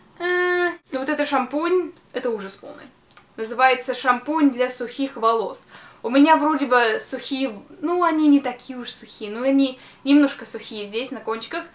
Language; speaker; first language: Russian; early bilingual, heritage; Russian